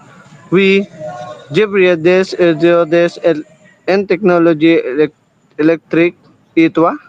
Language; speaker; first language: French; non-native, learner; Filipino